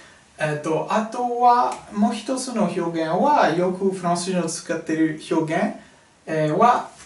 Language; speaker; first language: Japanese; non-native, fluent; French